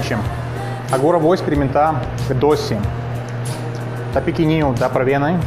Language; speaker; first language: Portuguese; non-native, learner; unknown